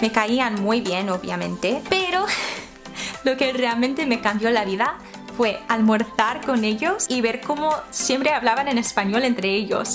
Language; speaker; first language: Spanish; non-native, fluent; English